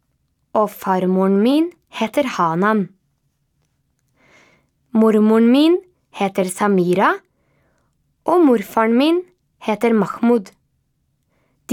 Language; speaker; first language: Norwegian; non-native, learner; Arabic